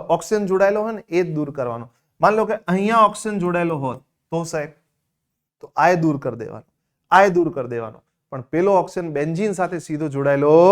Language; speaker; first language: Hindi; non-native, local second language; Gujarati